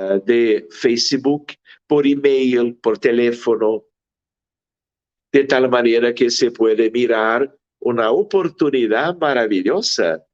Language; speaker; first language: Spanish; non-native, fluent; Portuguese